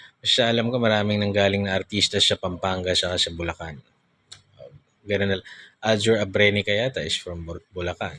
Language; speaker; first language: Filipino; non-native, local second language; Pampanga